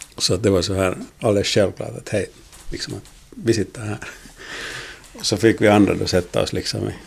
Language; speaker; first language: Swedish; native; Swedish